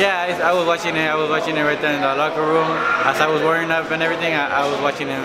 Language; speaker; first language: English; early bilingual, other home language; Spanish